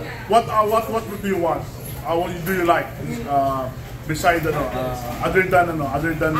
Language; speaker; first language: English; non-native, local second language; Filipino